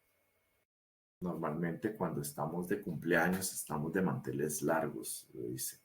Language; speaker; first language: Spanish; native; Spanish